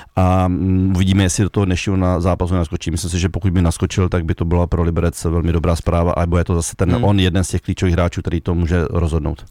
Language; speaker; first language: Czech; native; Czech